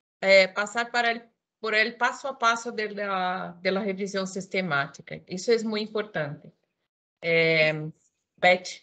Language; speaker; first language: Spanish; non-native, learner; Portuguese